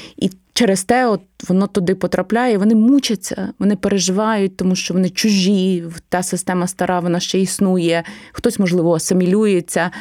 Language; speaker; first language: Ukrainian; native; Ukrainian